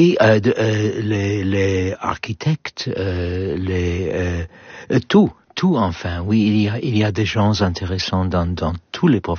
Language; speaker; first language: French; non-native, learner; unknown